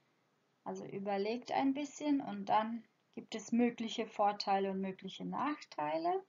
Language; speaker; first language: German; non-native, fluent; Croatian